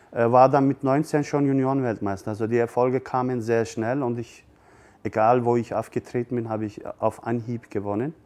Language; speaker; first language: German; early bilingual, other home language; Turkish